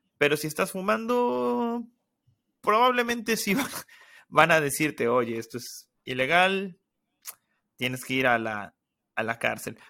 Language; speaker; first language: Spanish; native; Spanish